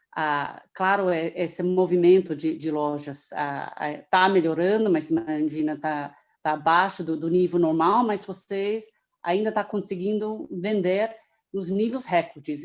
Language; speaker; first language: Portuguese; non-native, fluent; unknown